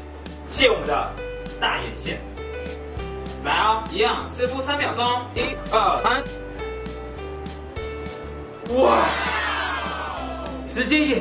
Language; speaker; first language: Chinese; native; Chinese